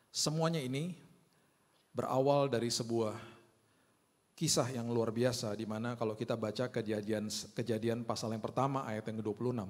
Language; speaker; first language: Indonesian; early bilingual, other home language; Hindi